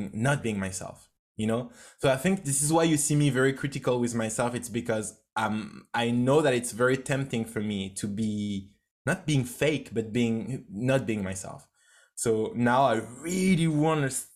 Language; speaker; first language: English; non-native, fluent; French